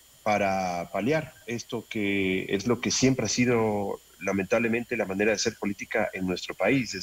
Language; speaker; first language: Spanish; native; Spanish